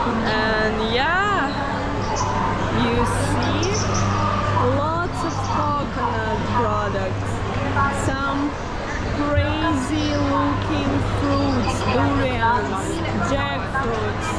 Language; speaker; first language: English; non-native, fluent; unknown